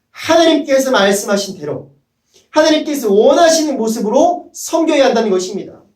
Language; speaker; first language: Korean; native; Korean